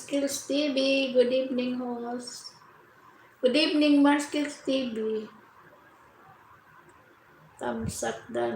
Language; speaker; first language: English; non-native, local second language; Filipino